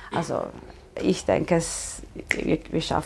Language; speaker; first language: German; non-native, fluent; Italian